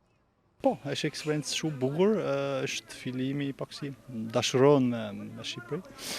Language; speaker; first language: Albanian; non-native, learner; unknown